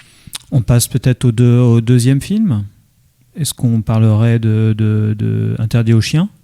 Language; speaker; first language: French; native; French